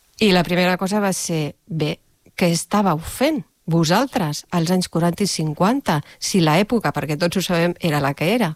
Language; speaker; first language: Catalan; native; Catalan